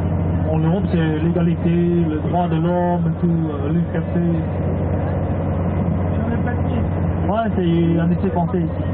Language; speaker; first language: French; non-native, fluent; Cantonese